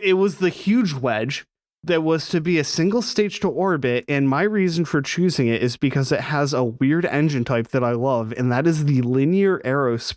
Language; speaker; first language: English; native; English